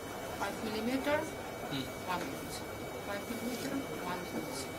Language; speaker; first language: English; non-native, learner; Russian